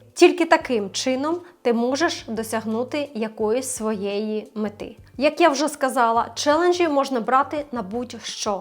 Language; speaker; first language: Ukrainian; non-native, local second language; Russian